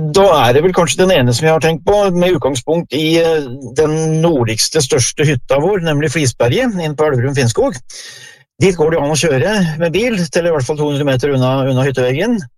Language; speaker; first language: Norwegian; native; Norwegian